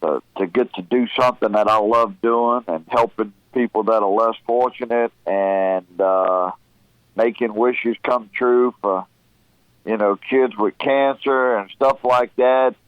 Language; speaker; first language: English; native; English